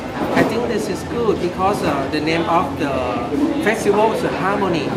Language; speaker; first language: English; non-native, learner; Thai